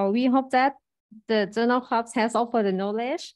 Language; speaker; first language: English; non-native, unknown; Thai